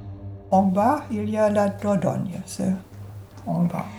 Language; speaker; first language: French; non-native, learner; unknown